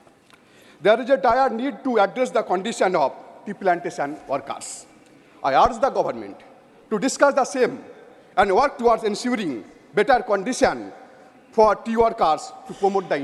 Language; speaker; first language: English; non-native, local second language; Bangla